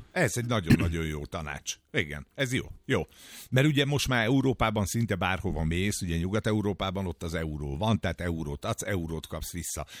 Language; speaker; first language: Hungarian; native; Hungarian